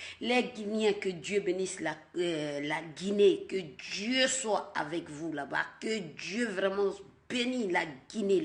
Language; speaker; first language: French; non-native, local second language; Dyula